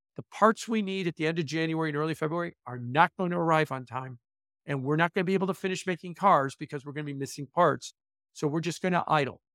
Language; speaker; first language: English; native; English